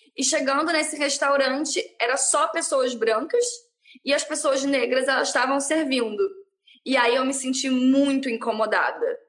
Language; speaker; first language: Portuguese; native; Portuguese